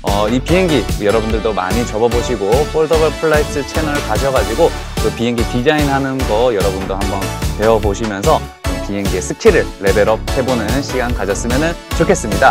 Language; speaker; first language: Korean; native; Korean